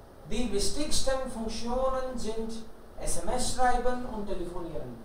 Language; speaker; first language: German; non-native, learner; Hindi